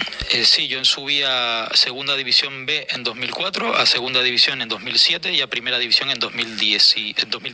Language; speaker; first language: Spanish; native; Spanish